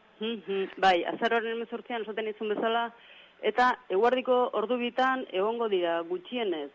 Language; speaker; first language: Basque; native; Basque